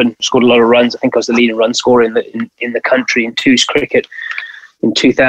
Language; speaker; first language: English; native; English